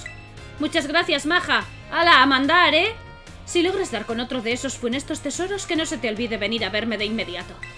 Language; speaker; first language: Spanish; native; Spanish